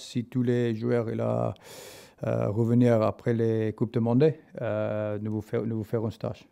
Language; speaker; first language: French; non-native, learner; English